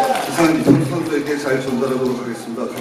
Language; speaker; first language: Korean; native; Korean